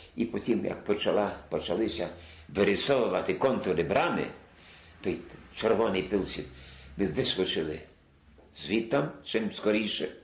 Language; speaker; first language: Ukrainian; non-native, local second language; Polish